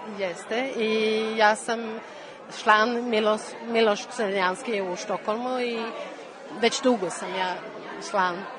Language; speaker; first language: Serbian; non-native, learner; Swedish